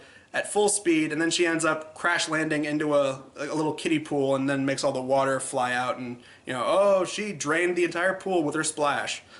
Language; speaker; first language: English; native; English